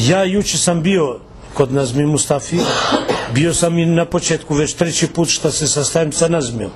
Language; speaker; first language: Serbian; non-native, local second language; Albanian